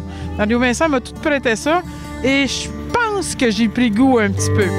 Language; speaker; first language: French; native; French